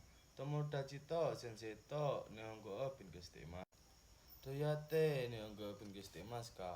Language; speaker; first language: Japanese; non-native, learner; Indonesian